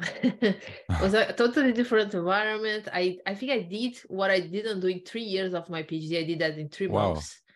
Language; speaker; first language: English; non-native, fluent; Portuguese